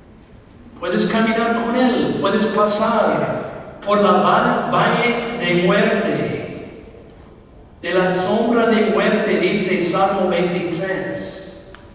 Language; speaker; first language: Spanish; non-native, fluent; English